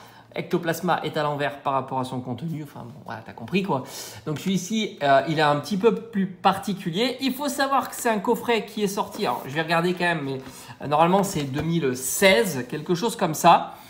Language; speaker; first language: French; native; French